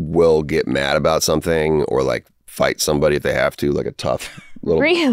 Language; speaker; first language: English; native; English